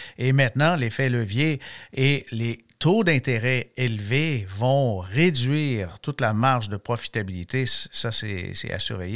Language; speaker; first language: French; native; French